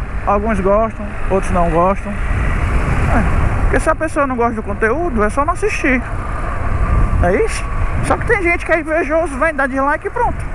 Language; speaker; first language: Portuguese; native; Portuguese